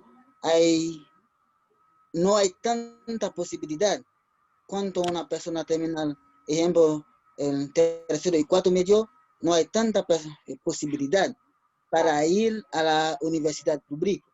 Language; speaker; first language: Spanish; non-native, learner; Haitian Creole